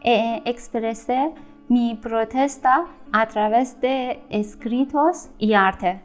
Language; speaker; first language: Spanish; non-native, fluent; Persian